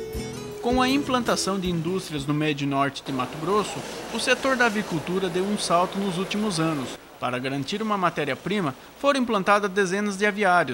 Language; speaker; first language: Portuguese; native; Portuguese